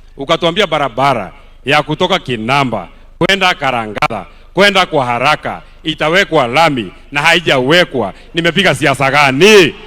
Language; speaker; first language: Swahili; non-native, local second language; Kikuyu